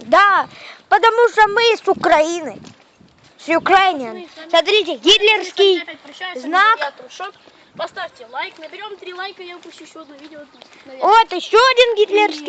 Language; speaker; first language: Russian; native; Russian